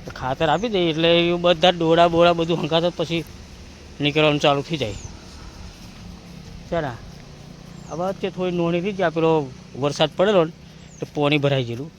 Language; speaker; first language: Gujarati; non-native, local second language; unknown